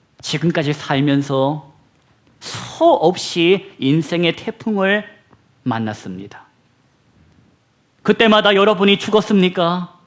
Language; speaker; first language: Korean; native; Korean